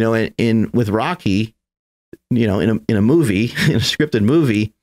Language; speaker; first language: English; native; English